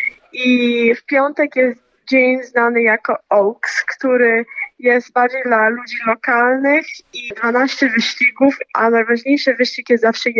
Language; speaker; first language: Polish; early bilingual, heritage; Polish